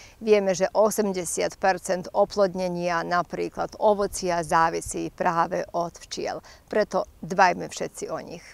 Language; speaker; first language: Slovak; native; Slovak